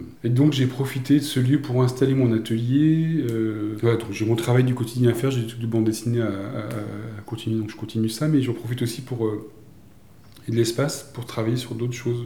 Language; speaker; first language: French; native; French